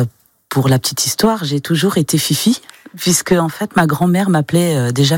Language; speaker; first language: French; native; French